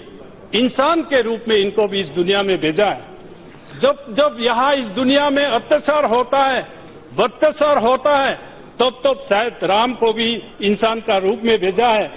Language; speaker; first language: Hindi; non-native, local second language; Adi